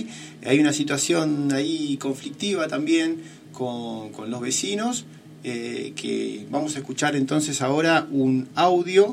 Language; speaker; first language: Spanish; native; Spanish